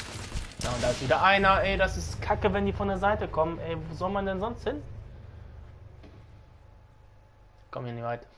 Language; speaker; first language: German; native; German